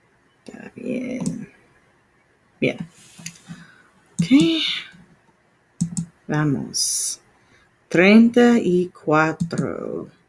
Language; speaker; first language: Spanish; non-native, learner; English